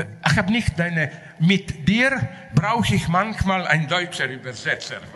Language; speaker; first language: German; non-native, learner; Slovenian